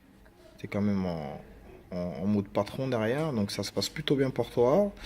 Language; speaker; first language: French; native; French